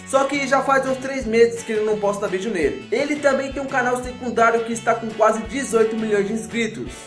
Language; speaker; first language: Portuguese; native; Portuguese